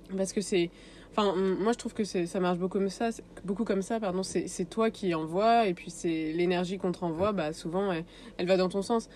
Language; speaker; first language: French; native; French